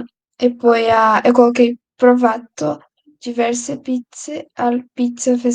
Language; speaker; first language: Italian; non-native, learner; Portuguese